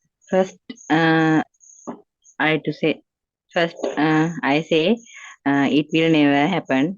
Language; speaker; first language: English; non-native, learner; Sinhala